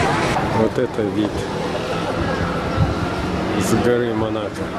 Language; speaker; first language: Russian; non-native, fluent; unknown